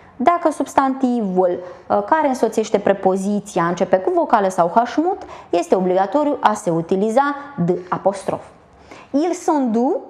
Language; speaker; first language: Romanian; native; Romanian